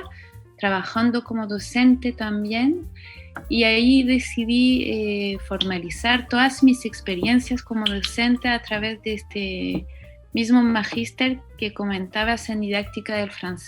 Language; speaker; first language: Spanish; non-native, fluent; French